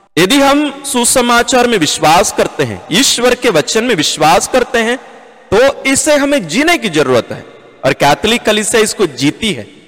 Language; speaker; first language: Hindi; non-native, local second language; Malayalam